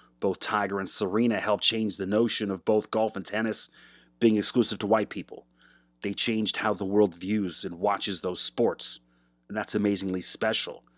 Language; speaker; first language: English; native; English